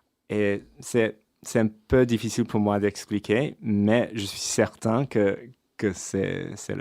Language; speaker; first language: French; non-native, fluent; English